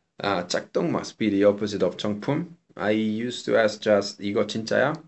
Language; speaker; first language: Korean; non-native, fluent; English